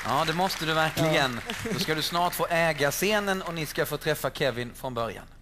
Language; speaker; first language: Swedish; native; Swedish